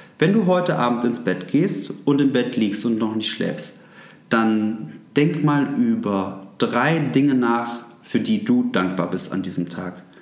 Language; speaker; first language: German; native; German